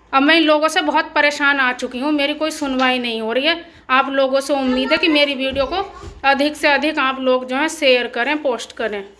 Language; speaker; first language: Hindi; native; Hindi